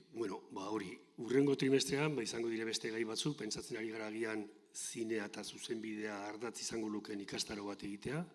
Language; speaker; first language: Basque; native; Basque